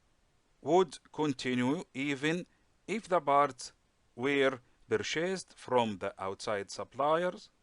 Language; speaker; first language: English; non-native, local second language; Arabic